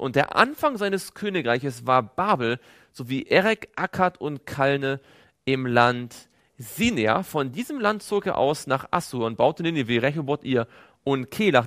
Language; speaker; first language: German; native; German